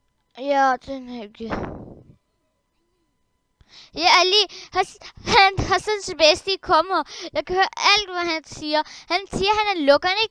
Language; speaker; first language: Danish; early bilingual, other home language; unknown